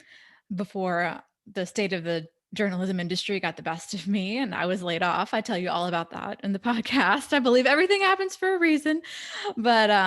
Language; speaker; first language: English; native; English